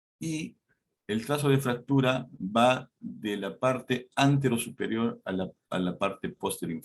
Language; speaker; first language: Spanish; native; Spanish